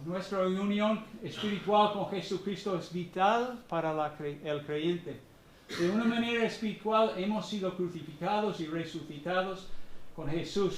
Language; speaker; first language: Spanish; non-native, fluent; English